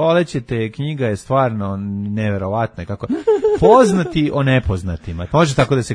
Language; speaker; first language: Serbian; native; Serbian